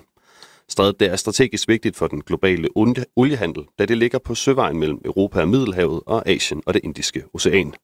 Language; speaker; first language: Danish; native; Danish